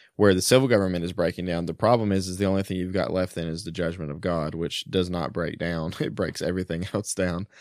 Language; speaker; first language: English; early bilingual, other home language; German